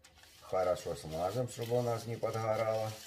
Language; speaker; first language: Russian; native; Russian